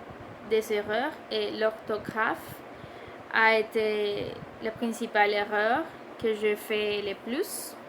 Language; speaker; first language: French; non-native, learner; Spanish